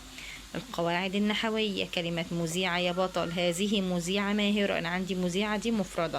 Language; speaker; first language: Arabic; native; Arabic